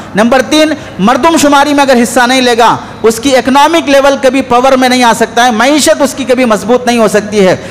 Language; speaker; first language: Urdu; native; Urdu